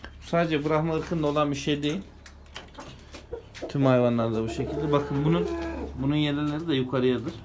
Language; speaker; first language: Turkish; native; Turkish